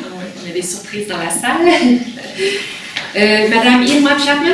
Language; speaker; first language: French; native; French